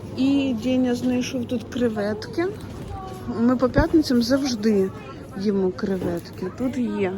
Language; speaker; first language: Ukrainian; non-native, local second language; Russian